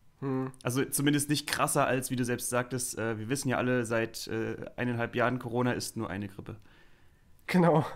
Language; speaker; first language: German; native; German